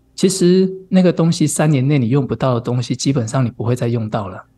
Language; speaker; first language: Chinese; native; Chinese